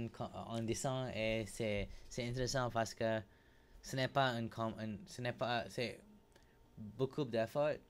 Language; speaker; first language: French; non-native, learner; English